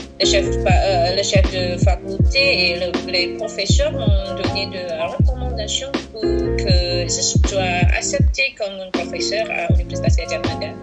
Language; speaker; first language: French; non-native, fluent; Indonesian